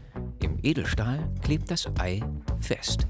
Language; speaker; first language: German; native; German